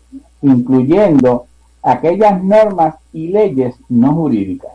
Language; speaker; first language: Spanish; native; Spanish